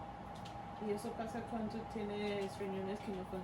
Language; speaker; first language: Spanish; early bilingual, heritage; Spanish